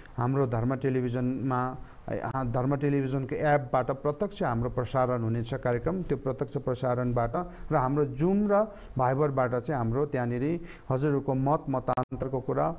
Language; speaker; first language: Nepali; non-native, local second language; Eastern Tamang